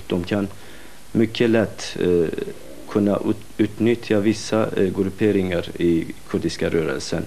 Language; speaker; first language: Swedish; non-native, fluent; Kurdish